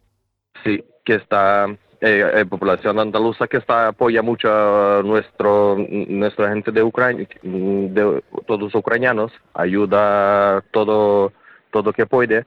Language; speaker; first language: Spanish; non-native, learner; Ukrainian